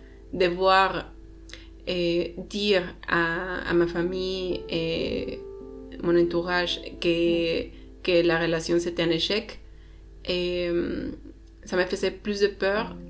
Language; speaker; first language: French; non-native, learner; Spanish